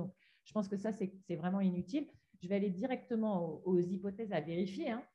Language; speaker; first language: French; native; French